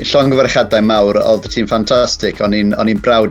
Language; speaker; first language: Welsh; native; Welsh